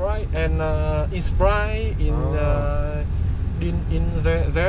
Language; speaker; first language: English; non-native, learner; Vietnamese